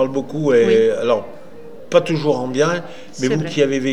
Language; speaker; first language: French; native; French